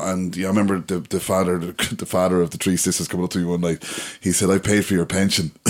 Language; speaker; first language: English; native; English